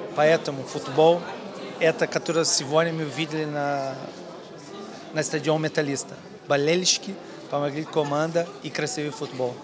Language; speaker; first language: Russian; non-native, learner; Portuguese